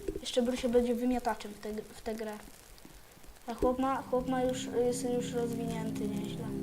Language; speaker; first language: Polish; native; Polish